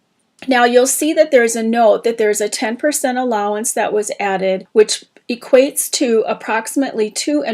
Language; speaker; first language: English; native; English